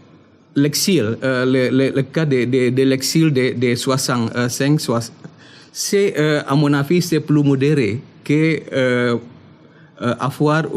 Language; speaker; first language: French; non-native, fluent; Indonesian